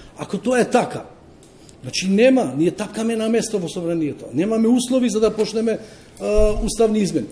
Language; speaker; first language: Macedonian; non-native, local second language; Albanian